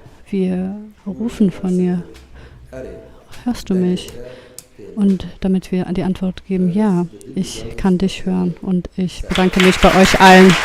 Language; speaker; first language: German; non-native, fluent; Kurdish